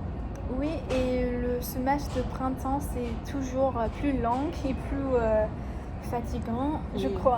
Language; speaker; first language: French; non-native, learner; English